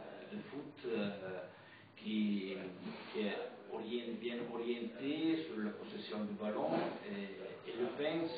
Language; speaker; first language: French; non-native, fluent; Italian